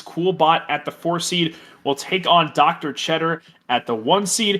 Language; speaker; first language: English; native; English